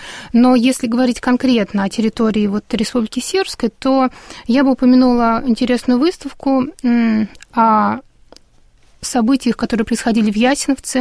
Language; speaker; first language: Russian; native; Russian